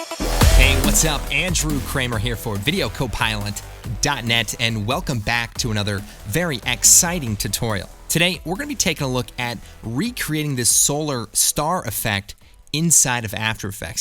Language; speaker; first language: English; native; English